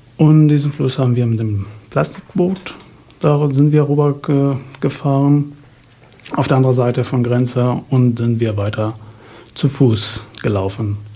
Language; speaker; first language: German; non-native, fluent; Arabic